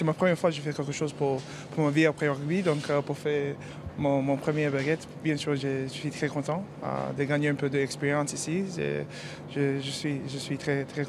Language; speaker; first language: French; non-native, learner; English